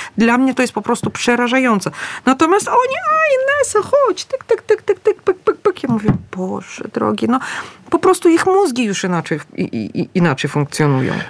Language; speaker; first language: Polish; non-native, fluent; Russian